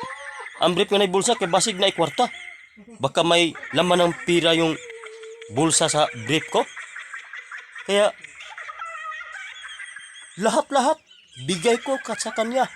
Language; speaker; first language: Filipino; non-native, local second language; Cebuano